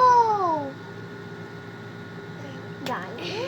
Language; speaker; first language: Filipino; non-native, local second language; Cebuano